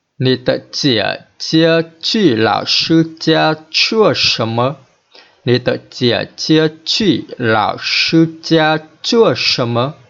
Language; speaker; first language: Chinese; non-native, fluent; Vietnamese